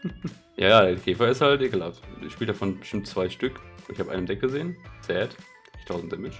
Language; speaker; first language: German; native; German